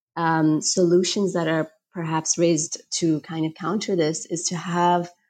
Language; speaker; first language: English; native; English